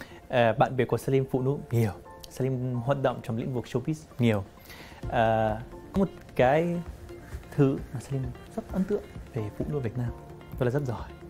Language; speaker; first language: Vietnamese; non-native, fluent; Arabic